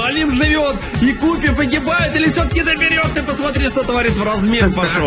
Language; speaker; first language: Russian; native; Russian